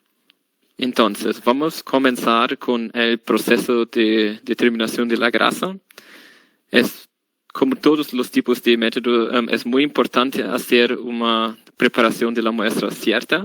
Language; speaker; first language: Spanish; non-native, learner; German